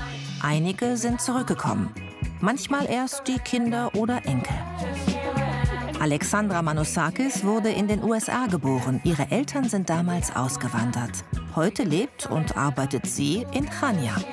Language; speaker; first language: German; native; German